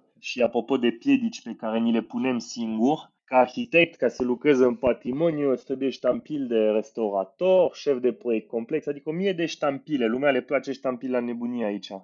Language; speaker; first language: Romanian; non-native, fluent; French